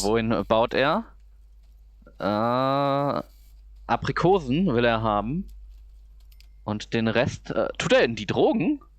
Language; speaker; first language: German; native; German